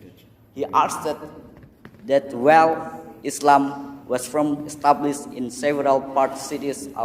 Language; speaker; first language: English; non-native, learner; Indonesian